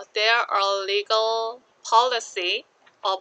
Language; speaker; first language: English; non-native, learner; Korean